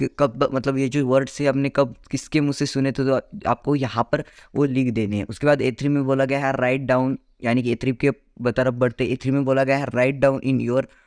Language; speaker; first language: Hindi; non-native, local second language; Marathi